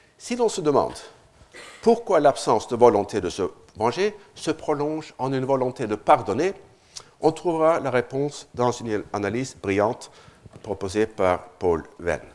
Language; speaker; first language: French; non-native, fluent; Norwegian